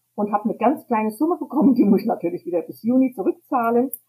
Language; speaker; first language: German; native; German